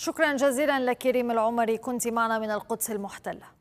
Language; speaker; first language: Arabic; native; Arabic